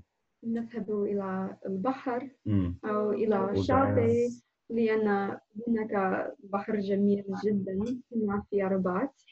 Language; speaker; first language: Arabic; non-native, learner; English